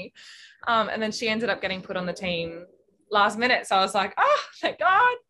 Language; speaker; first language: English; native; English